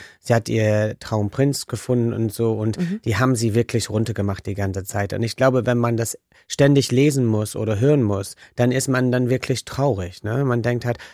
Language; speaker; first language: German; non-native, fluent; English